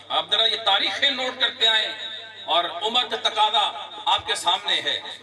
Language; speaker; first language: Urdu; non-native, local second language; Pashto